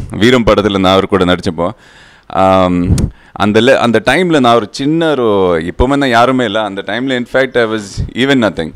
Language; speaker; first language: Tamil; non-native, fluent; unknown